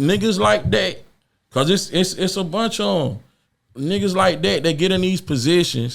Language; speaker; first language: English; native; English